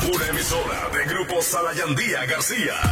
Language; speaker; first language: Spanish; native; Spanish